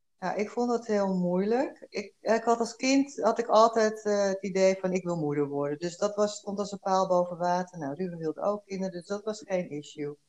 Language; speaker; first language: Dutch; early bilingual, other home language; Korean